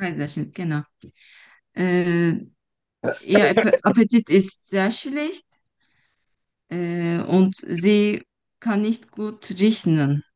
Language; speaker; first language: German; non-native, fluent; Turkish